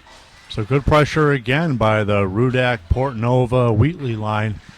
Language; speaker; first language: English; native; English